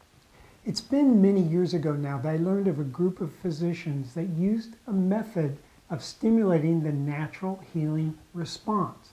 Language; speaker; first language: English; native; English